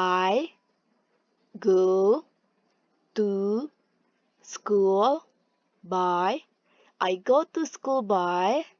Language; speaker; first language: English; non-native, fluent; Indonesian